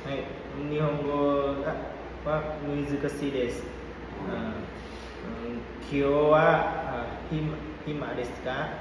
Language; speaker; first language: Japanese; non-native, learner; Vietnamese